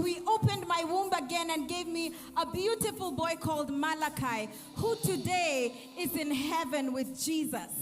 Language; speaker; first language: English; non-native, local second language; Swahili